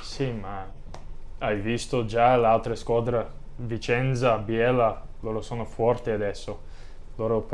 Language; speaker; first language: Italian; non-native, learner; English